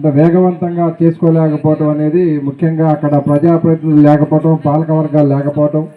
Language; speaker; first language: Telugu; native; Telugu